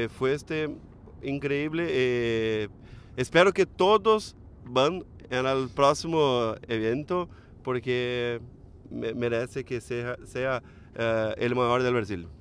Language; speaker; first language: Spanish; non-native, learner; Portuguese